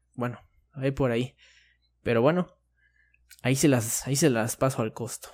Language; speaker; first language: Spanish; native; Spanish